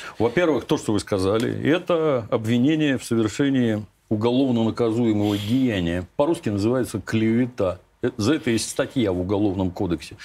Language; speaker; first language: Russian; native; Russian